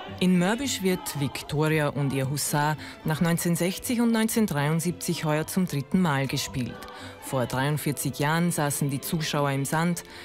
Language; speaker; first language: German; native; German